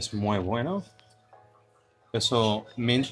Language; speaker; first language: Spanish; non-native, fluent; Arabic